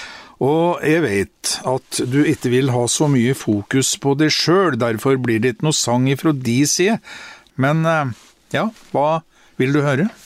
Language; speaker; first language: Norwegian; native; Norwegian